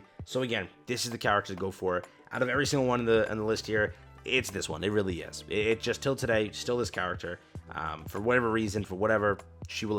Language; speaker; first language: English; native; English